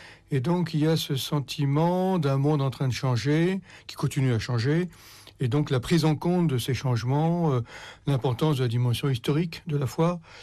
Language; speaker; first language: French; native; French